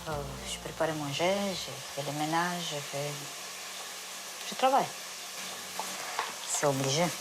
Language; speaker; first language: French; non-native, learner; Romanian